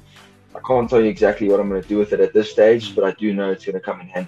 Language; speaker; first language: English; native; English